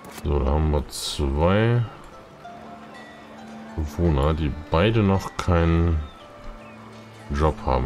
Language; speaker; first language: German; native; German